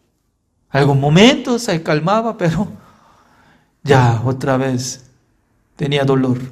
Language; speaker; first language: Spanish; non-native, fluent; Korean